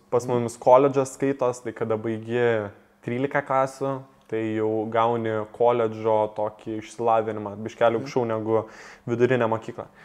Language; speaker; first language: Lithuanian; native; Lithuanian